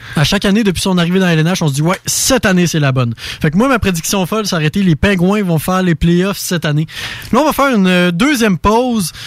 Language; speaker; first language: French; native; French